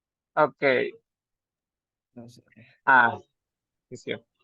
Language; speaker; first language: English; non-native, fluent; Indonesian